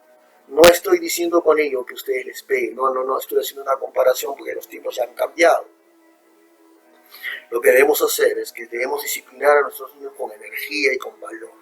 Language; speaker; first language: Spanish; native; Spanish